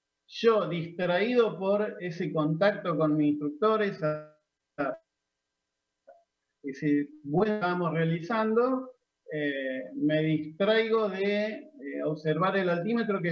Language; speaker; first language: Spanish; native; Spanish